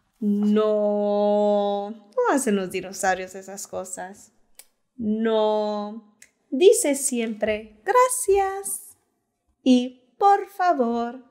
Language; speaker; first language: Spanish; early bilingual, heritage; Spanish